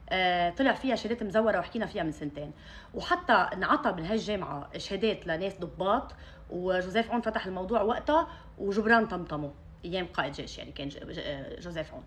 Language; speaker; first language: Arabic; native; Arabic